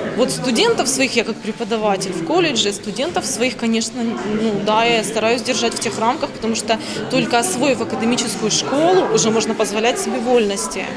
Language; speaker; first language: Russian; native; Russian